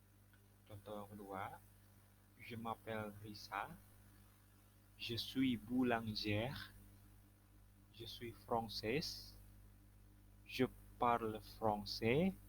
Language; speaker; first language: French; non-native, fluent; Indonesian